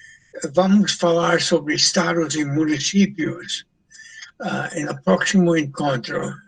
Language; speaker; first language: Portuguese; non-native, fluent; English